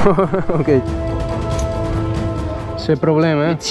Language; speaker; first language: French; non-native, learner; Spanish